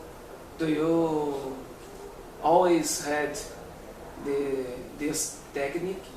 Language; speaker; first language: English; non-native, learner; Portuguese